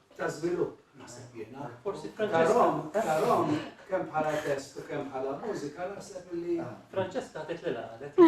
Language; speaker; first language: Maltese; native; Maltese